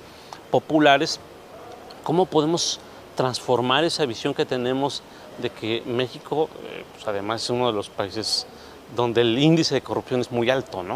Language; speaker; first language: Spanish; native; Spanish